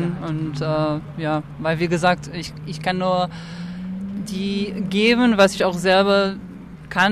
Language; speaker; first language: German; non-native, fluent; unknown